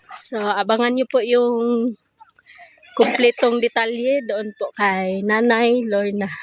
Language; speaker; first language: Filipino; non-native, local second language; Cebuano